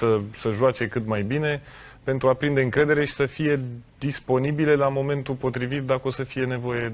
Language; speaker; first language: Romanian; native; Romanian